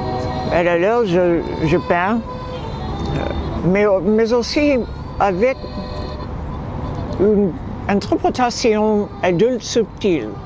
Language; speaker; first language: French; non-native, learner; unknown